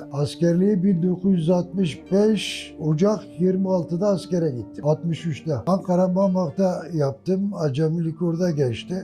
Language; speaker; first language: Turkish; non-native, local second language; Kurdish